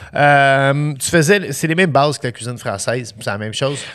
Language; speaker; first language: French; native; French